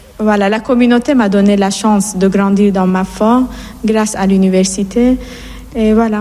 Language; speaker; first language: French; non-native, fluent; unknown